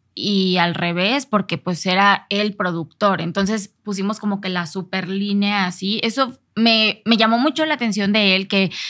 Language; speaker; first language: Spanish; native; Spanish